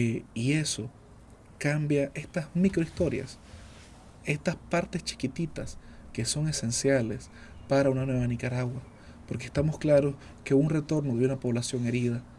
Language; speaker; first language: Spanish; native; Spanish